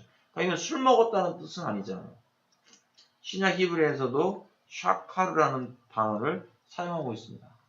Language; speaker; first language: Korean; native; Korean